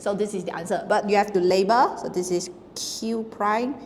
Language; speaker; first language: English; non-native, local second language; Chinese